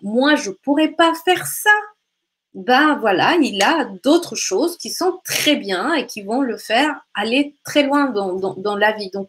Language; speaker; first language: French; native; French